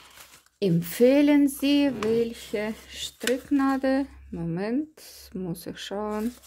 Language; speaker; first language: German; non-native, learner; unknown